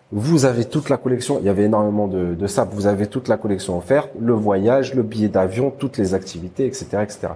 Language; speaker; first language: French; native; French